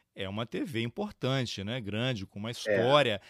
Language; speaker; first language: Portuguese; native; Portuguese